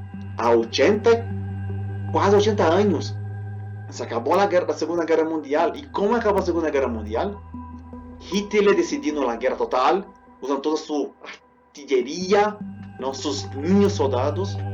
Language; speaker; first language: Portuguese; non-native, fluent; Spanish